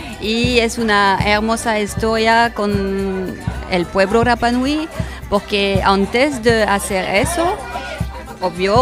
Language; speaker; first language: Spanish; non-native, learner; French